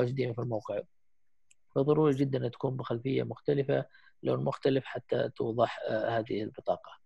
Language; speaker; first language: Arabic; native; Arabic